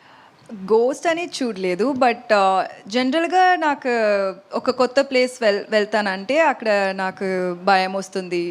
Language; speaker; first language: Telugu; non-native, learner; Tamil